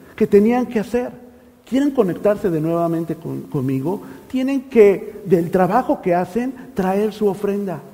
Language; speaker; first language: Spanish; native; Spanish